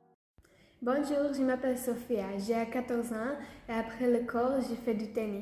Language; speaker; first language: French; non-native, learner; Slovak